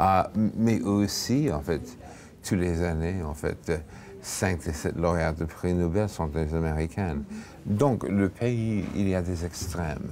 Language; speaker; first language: French; non-native, fluent; English